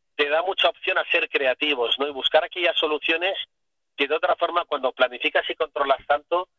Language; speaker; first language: Spanish; native; Spanish